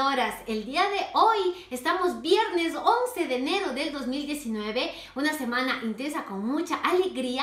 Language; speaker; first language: Spanish; native; Spanish